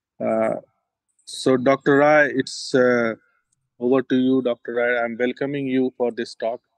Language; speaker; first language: English; non-native, local second language; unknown